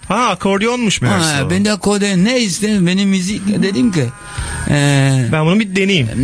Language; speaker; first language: Turkish; non-native, learner; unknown